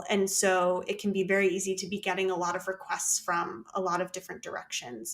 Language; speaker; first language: English; native; English